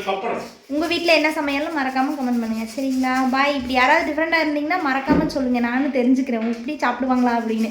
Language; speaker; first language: Tamil; native; Tamil